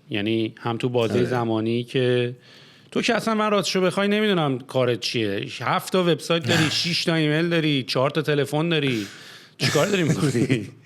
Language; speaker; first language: Persian; early bilingual, heritage; Persian